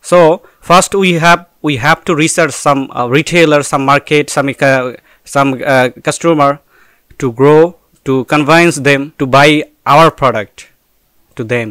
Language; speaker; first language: English; non-native, local second language; Bangla